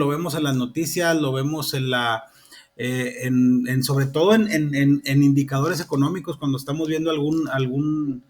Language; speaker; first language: Spanish; native; Spanish